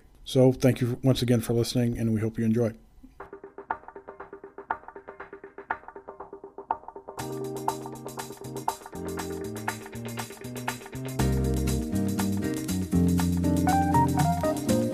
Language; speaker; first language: English; native; English